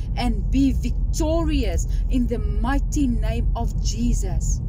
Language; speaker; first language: English; non-native, local second language; Afrikaans